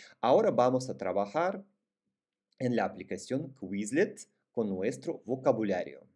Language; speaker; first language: Spanish; non-native, fluent; Russian